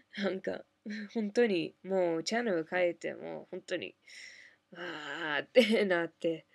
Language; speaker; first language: Japanese; non-native, fluent; English